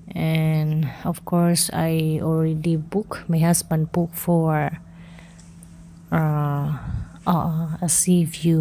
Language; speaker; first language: English; non-native, local second language; Filipino